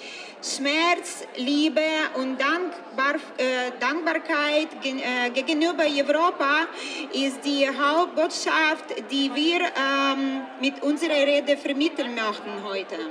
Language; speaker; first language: German; non-native, fluent; Ukrainian